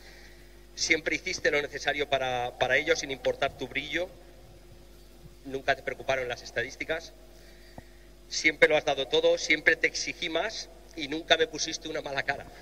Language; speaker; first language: Spanish; native; Spanish